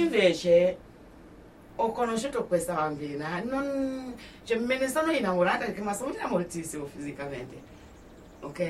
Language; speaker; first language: Italian; non-native, fluent; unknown